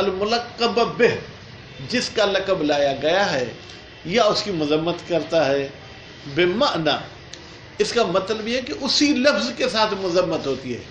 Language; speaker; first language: Urdu; non-native, local second language; Sindhi